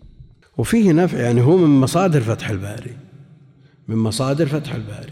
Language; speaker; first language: Arabic; native; Arabic